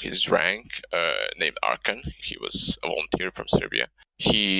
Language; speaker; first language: English; non-native, fluent; Bosnian